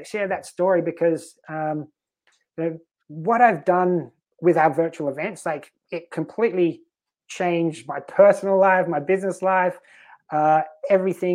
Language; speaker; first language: English; native; English